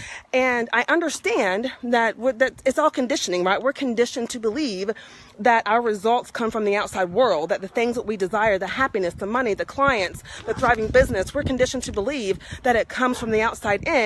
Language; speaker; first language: English; native; English